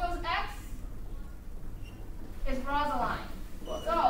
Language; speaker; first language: English; native; English